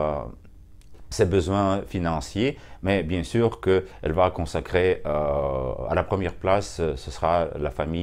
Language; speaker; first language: French; non-native, fluent; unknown